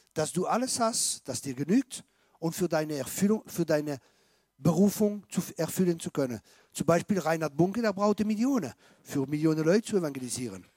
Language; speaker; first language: German; non-native, fluent; French